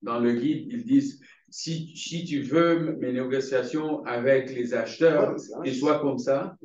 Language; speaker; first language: French; non-native, fluent; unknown